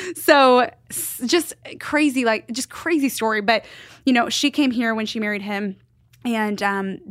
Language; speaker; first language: English; early bilingual, other home language; Spanish